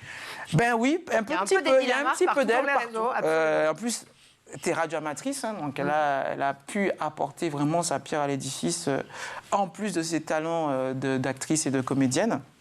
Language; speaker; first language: French; native; French